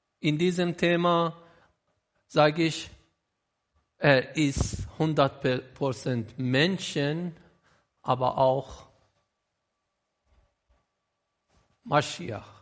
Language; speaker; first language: German; non-native, learner; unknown